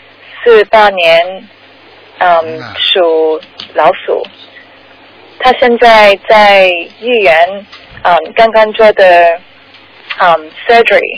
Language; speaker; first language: Chinese; early bilingual, heritage; Chinese